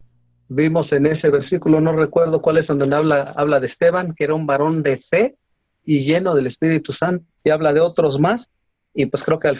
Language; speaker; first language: Spanish; native; Spanish